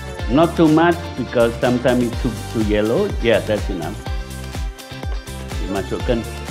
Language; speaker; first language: English; non-native, fluent; Indonesian